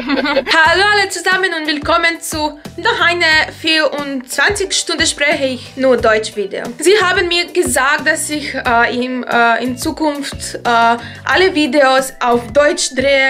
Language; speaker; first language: German; non-native, fluent; Bosnian